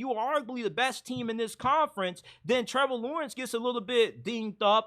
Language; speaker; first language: English; native; English